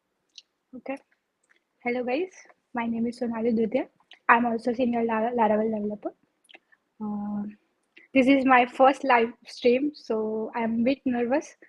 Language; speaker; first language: English; non-native, local second language; Gujarati